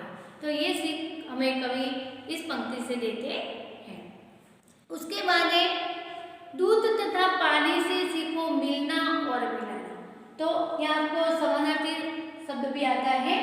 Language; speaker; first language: Hindi; non-native, local second language; Gujarati